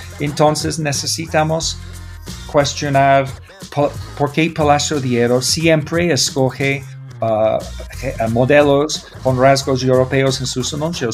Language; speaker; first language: Spanish; non-native, learner; English